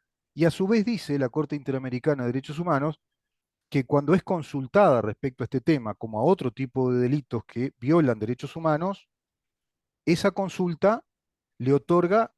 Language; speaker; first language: Spanish; native; Spanish